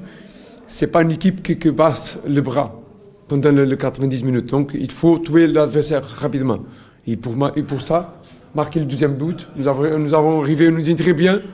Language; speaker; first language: French; non-native, learner; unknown